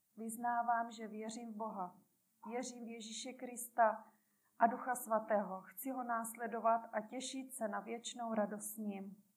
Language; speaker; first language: Czech; native; Czech